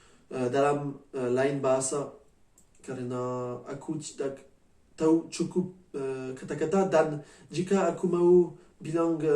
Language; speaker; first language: Indonesian; non-native, learner; French